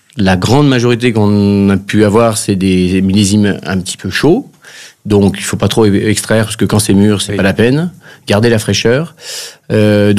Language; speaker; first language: French; native; French